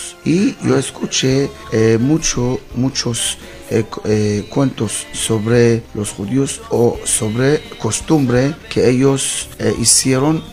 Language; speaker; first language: Spanish; non-native, learner; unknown